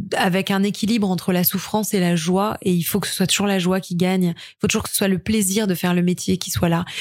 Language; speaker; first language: French; native; French